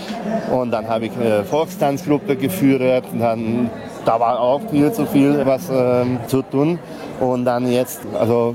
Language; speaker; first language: German; non-native, local second language; Hungarian